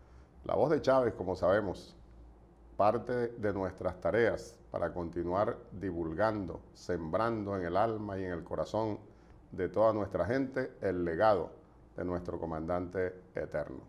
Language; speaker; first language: Spanish; native; Spanish